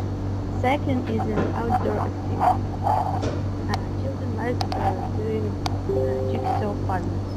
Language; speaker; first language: English; non-native, learner; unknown